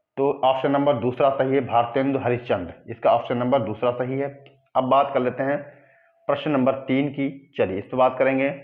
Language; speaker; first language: Hindi; native; Hindi